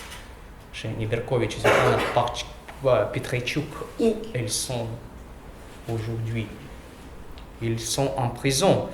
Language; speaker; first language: French; non-native, learner; Russian